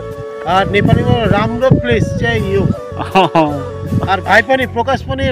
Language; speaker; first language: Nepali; non-native, learner; Bangla